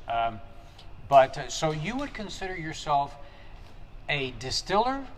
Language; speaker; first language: English; early bilingual, other home language; Spanish